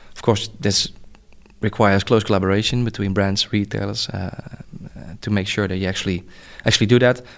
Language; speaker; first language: English; non-native, fluent; Dutch